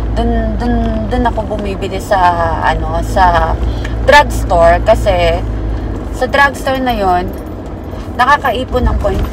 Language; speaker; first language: Filipino; native; Filipino